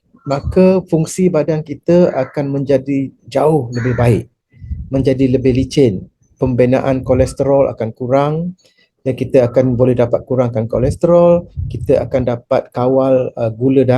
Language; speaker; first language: Malay; native; Malay